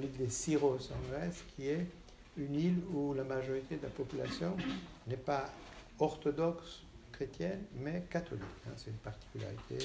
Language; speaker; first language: French; non-native, fluent; Portuguese